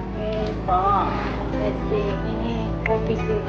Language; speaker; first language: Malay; non-native, fluent; Turkish